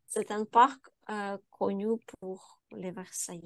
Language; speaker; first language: French; non-native, learner; Ukrainian